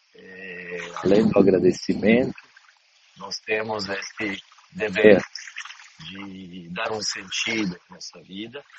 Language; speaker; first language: Portuguese; non-native, fluent; Italian